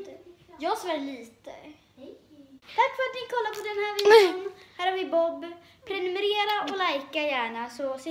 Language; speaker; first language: Swedish; native; Swedish